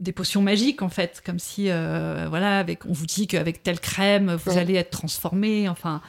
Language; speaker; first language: French; native; French